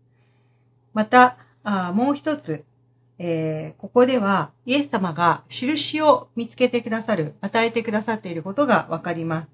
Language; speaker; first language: Japanese; native; Japanese